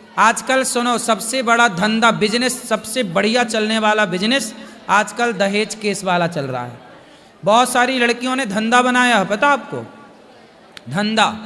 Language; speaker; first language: Hindi; native; Hindi